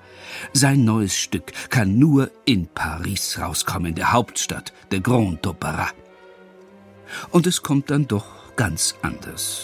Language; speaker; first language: German; native; German